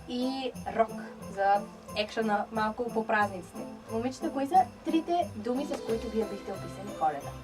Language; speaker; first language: Bulgarian; native; Bulgarian